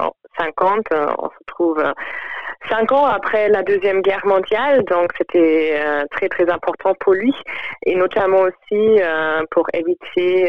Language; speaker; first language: French; non-native, fluent; German